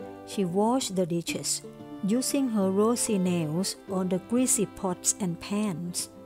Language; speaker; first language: English; non-native, fluent; Thai